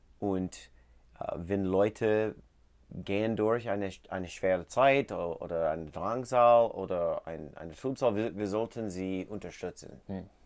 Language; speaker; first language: German; non-native, learner; English